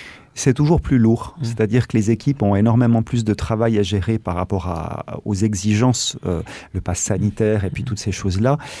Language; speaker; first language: French; native; French